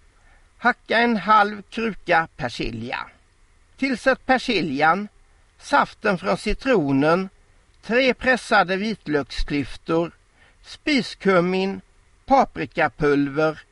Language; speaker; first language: Swedish; native; Swedish